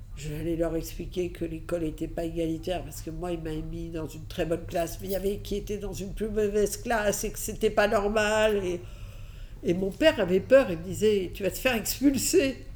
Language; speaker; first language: French; early bilingual, other home language; Catalan